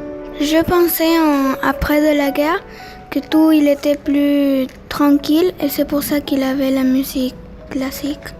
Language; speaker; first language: French; non-native, learner; Spanish